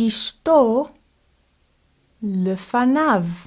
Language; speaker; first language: Hebrew; non-native, fluent; English